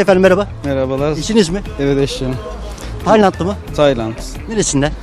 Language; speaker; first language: Turkish; native; Turkish